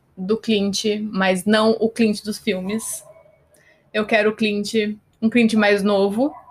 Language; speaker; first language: Portuguese; native; Portuguese